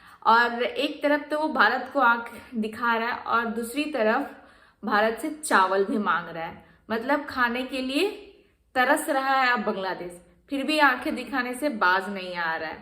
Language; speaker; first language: Hindi; native; Hindi